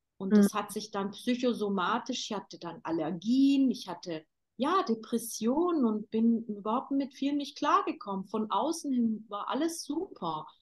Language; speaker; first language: German; native; German